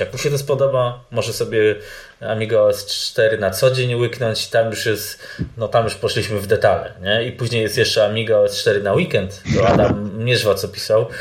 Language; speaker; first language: Polish; native; Polish